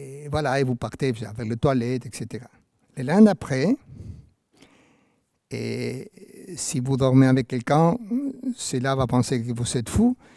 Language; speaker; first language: French; non-native, fluent; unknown